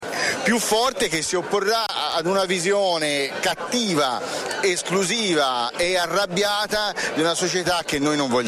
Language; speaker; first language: Italian; native; Italian